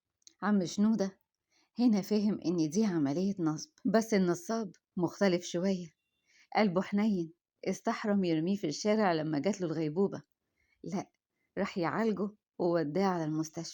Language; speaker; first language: Arabic; native; Arabic